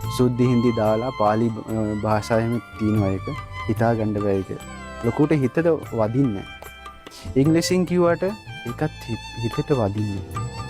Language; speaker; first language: Sinhala; non-native, fluent; Hindi